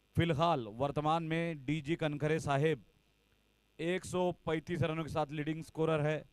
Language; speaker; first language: Hindi; non-native, local second language; Marathi